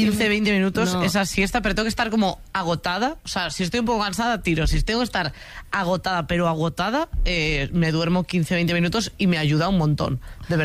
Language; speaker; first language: Spanish; native; Spanish